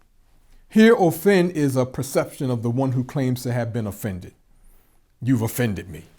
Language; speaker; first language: English; native; English